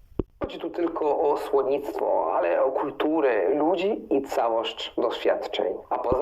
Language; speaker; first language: Polish; non-native, fluent; Italian